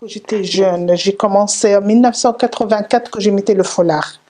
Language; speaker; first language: French; non-native, learner; Arabic